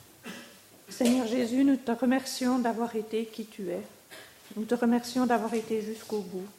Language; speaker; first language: French; native; French